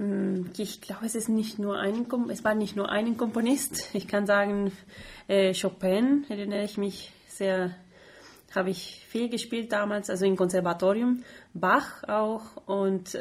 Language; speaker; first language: German; non-native, fluent; Spanish